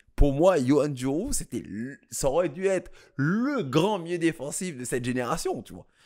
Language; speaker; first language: French; early bilingual, other home language; Kabuverdianu